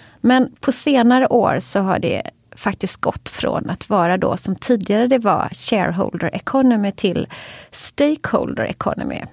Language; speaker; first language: Swedish; native; Swedish